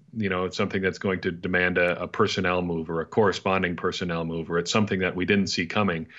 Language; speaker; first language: English; native; English